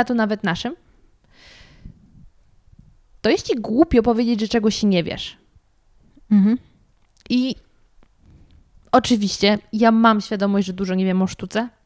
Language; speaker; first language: Polish; native; Polish